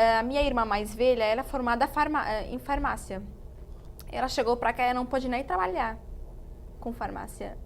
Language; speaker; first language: Portuguese; non-native, fluent; Arabic